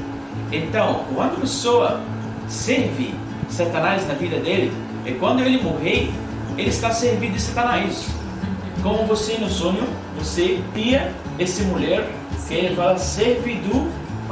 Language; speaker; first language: Portuguese; non-native, learner; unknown